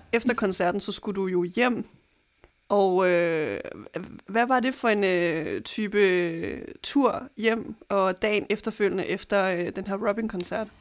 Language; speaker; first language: Danish; native; Danish